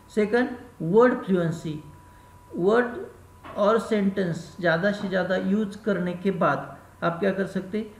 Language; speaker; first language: Hindi; non-native, local second language; Marathi